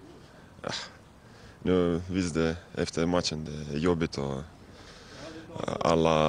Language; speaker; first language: Swedish; non-native, fluent; Lithuanian